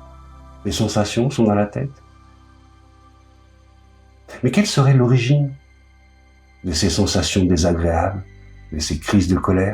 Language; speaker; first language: French; native; French